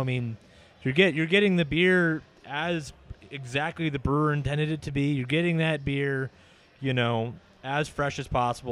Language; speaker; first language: English; native; English